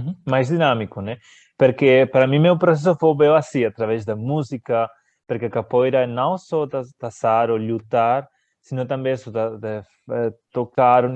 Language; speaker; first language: Portuguese; non-native, fluent; Spanish